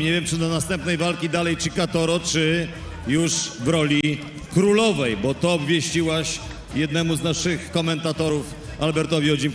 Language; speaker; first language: Polish; native; Polish